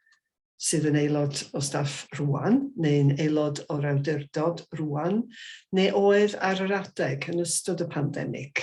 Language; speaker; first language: Welsh; native; Welsh